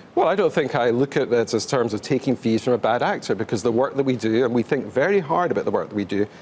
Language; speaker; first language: English; native; English